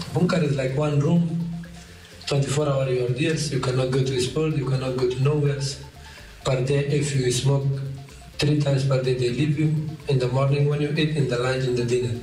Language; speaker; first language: English; non-native, learner; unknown